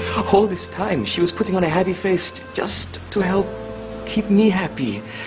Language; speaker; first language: English; non-native, fluent; Italian